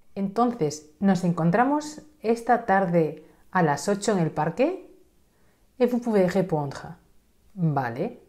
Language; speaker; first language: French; non-native, fluent; Spanish